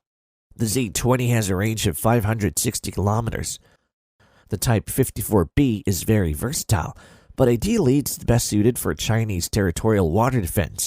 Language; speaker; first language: English; non-native, fluent; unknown